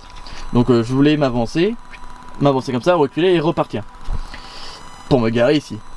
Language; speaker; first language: French; native; French